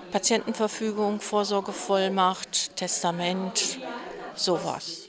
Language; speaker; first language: German; native; German